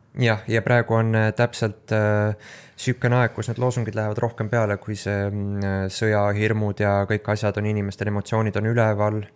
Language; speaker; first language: Estonian; native; Estonian